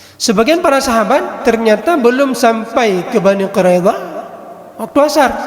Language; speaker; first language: Malay; non-native, local second language; Achinese